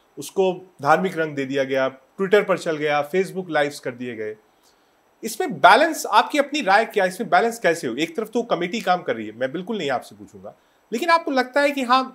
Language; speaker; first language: Hindi; native; Hindi